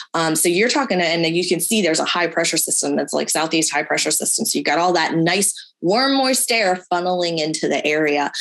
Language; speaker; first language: English; native; English